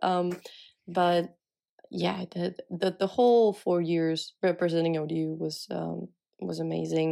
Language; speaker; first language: English; non-native, fluent; Czech